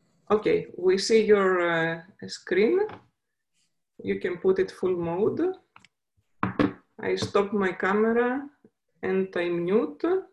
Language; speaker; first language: English; non-native, fluent; Greek